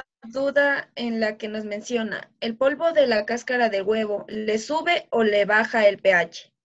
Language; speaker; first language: Spanish; native; Spanish